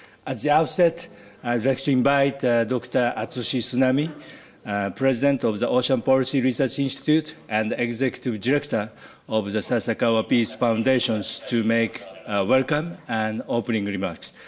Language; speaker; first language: English; non-native, fluent; Japanese